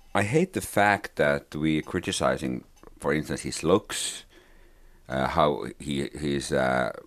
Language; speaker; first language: English; non-native, fluent; Finnish